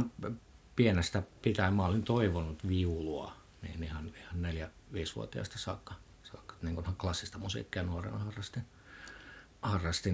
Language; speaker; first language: Finnish; native; Finnish